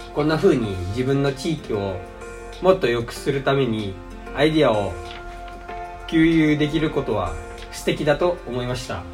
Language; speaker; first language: Japanese; early bilingual, other home language; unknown